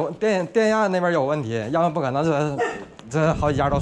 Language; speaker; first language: Chinese; native; Chinese